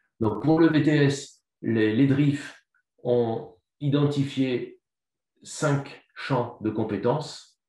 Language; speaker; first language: French; native; French